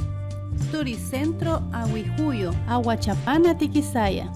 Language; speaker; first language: Spanish; native; Spanish